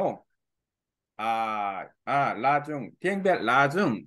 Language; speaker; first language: Vietnamese; non-native, learner; Korean